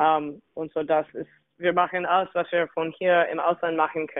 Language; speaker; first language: German; non-native, fluent; English